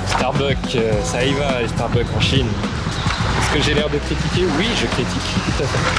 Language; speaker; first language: French; native; French